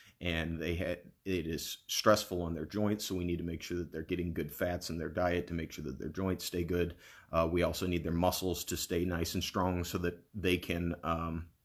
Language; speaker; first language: English; native; English